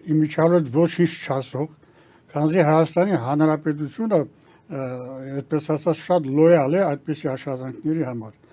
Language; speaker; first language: Armenian; native; Armenian